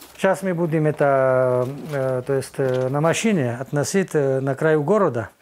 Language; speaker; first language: Russian; non-native, local second language; Georgian